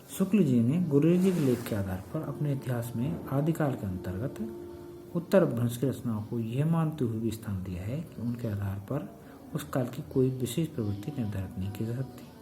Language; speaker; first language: Hindi; native; Hindi